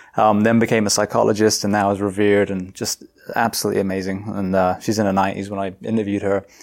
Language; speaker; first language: English; native; English